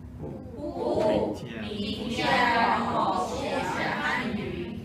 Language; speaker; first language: Chinese; non-native, learner; Thai